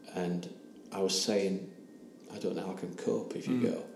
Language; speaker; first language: English; native; English